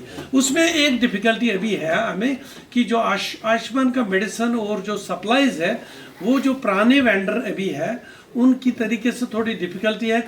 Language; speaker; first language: Hindi; non-native, local second language; Kashmiri